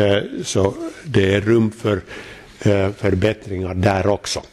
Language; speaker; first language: Swedish; non-native, local second language; Finnish